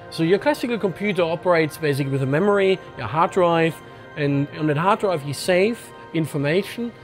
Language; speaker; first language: English; non-native, fluent; German